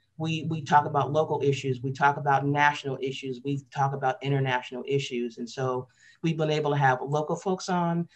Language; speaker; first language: English; native; English